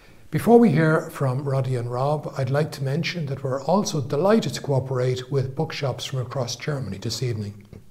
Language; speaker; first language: English; native; English